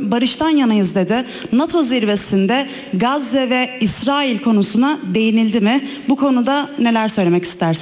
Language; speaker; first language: Turkish; native; Turkish